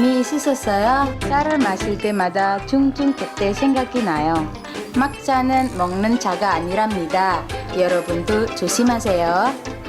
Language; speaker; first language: Korean; non-native, fluent; Indonesian